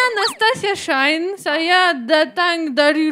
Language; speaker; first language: Indonesian; non-native, learner; Russian